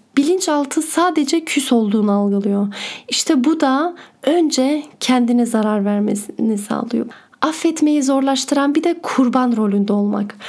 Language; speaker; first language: Turkish; early bilingual, heritage; Turkish